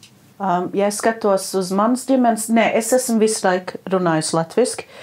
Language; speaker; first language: Latvian; early bilingual, heritage; Latvian